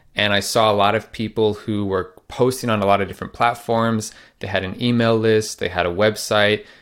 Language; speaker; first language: English; native; English